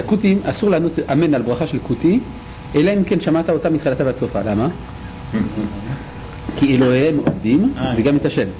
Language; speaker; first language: Hebrew; native; Hebrew